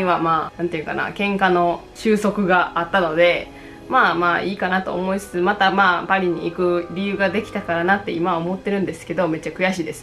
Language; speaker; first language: Japanese; native; Japanese